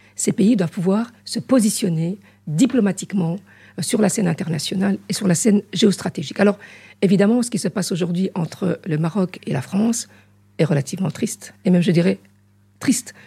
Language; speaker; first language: French; native; French